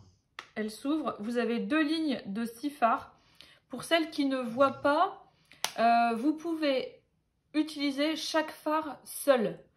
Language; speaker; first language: French; native; French